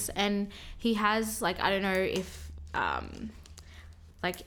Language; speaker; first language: English; native; English